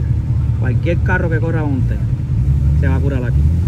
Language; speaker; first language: Spanish; native; Spanish